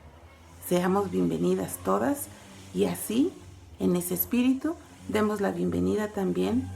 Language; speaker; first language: Spanish; native; Spanish